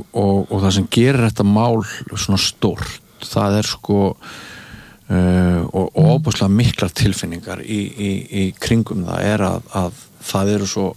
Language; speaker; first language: Icelandic; native; Icelandic